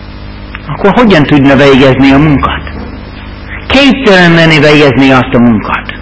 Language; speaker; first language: Hungarian; non-native, fluent; English